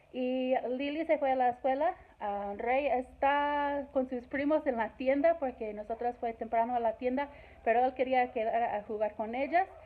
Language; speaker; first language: Spanish; non-native, learner; English